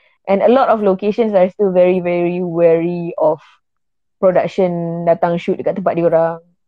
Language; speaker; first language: English; non-native, local second language; Malay